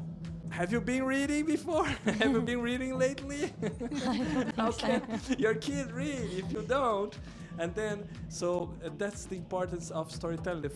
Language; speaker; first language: English; non-native, fluent; Portuguese